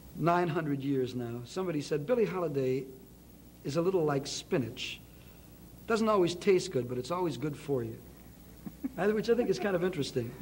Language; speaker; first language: English; native; English